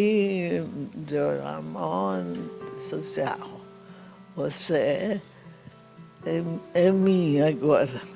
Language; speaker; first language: Portuguese; non-native, fluent; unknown